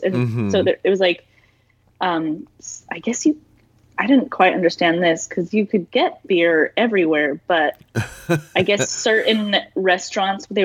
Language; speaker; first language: English; native; English